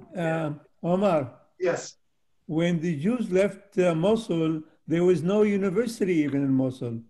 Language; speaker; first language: English; early bilingual, other home language; Arabic